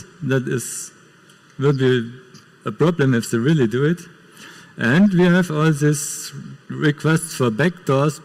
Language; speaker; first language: English; non-native, fluent; German